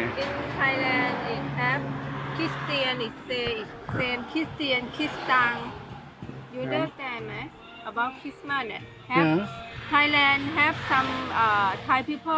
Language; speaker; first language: English; non-native, learner; Thai